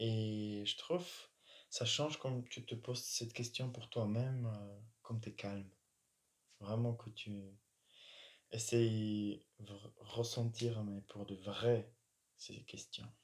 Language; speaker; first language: French; non-native, fluent; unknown